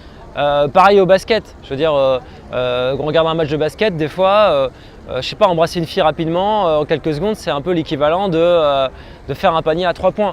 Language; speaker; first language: French; native; French